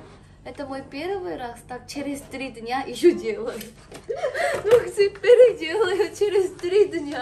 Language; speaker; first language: Russian; non-native, fluent; Korean